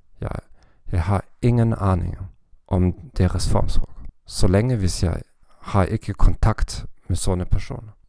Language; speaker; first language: Norwegian; non-native, learner; German